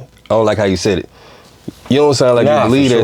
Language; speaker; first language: English; native; English